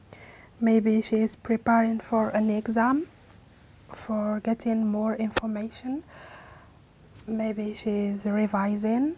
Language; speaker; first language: English; non-native, learner; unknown